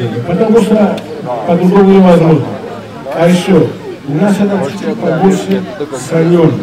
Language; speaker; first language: Russian; non-native, learner; Greek